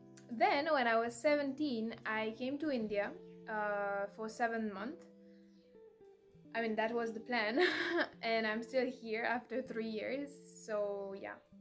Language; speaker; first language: English; non-native, fluent; French